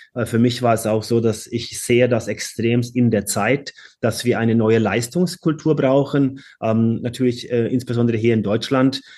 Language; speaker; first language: German; non-native, fluent; Norwegian